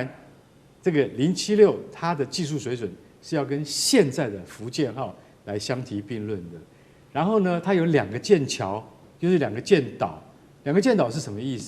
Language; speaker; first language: Chinese; native; Chinese